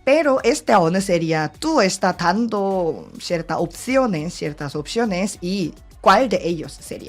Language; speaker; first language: Spanish; non-native, learner; Korean